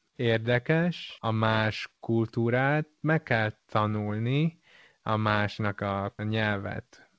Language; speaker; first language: Hungarian; non-native, fluent; Chinese